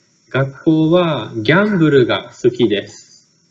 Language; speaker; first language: Japanese; native; Japanese